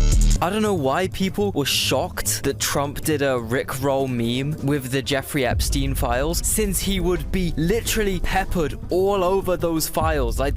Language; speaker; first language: English; native; English